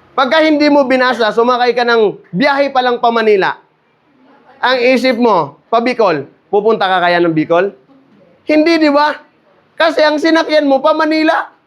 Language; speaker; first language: Filipino; non-native, local second language; Cebuano